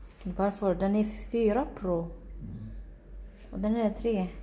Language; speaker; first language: Swedish; non-native, learner; Filipino